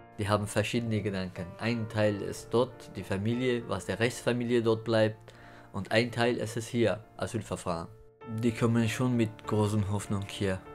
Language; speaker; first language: German; non-native, fluent; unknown